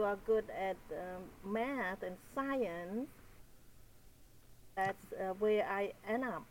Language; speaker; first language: English; non-native, fluent; Khmer